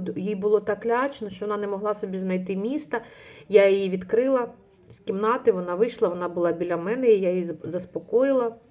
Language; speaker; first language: Ukrainian; non-native, local second language; Russian